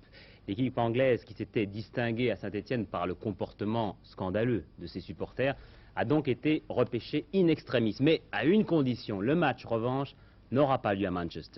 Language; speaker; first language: French; native; French